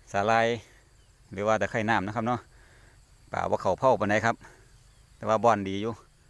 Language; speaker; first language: Thai; native; Thai